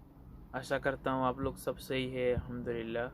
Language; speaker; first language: Hindi; non-native, local second language; Bangla